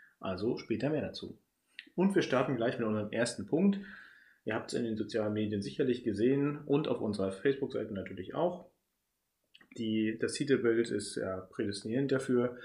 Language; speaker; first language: German; native; German